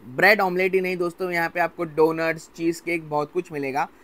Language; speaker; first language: Hindi; non-native, local second language; Gujarati